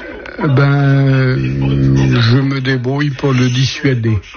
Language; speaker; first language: French; native; French